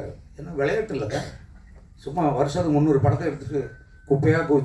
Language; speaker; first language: Tamil; native; Tamil